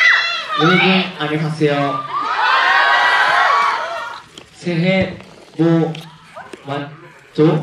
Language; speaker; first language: Korean; non-native, learner; Japanese